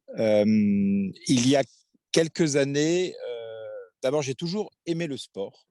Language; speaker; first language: French; native; French